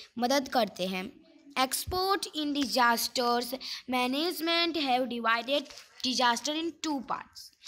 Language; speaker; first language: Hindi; non-native, local second language; Gujarati